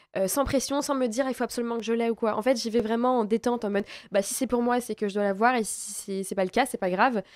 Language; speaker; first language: French; native; French